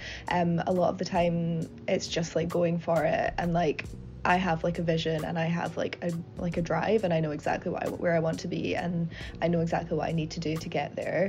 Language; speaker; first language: English; native; English